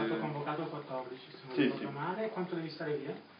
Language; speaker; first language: Italian; native; Italian